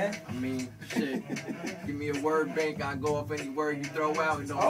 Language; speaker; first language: English; native; English